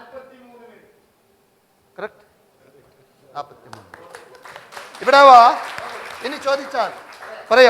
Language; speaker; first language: Malayalam; non-native, local second language; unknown